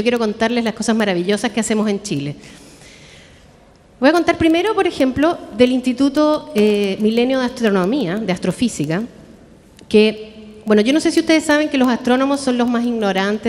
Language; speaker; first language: Spanish; native; Spanish